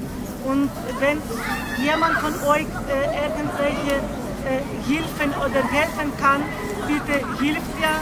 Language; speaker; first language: German; non-native, learner; Ukrainian